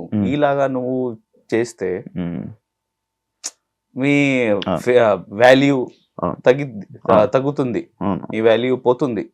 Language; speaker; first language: Telugu; non-native, learner; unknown